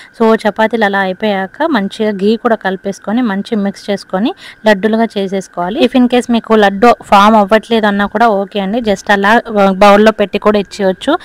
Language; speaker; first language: Telugu; non-native, local second language; Lambadi